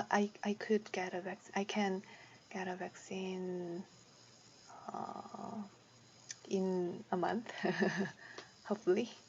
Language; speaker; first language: English; non-native, learner; Korean